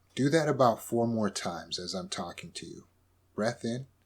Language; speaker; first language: English; native; English